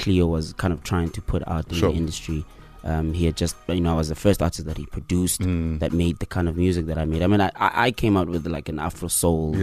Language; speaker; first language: English; non-native, local second language; Tswana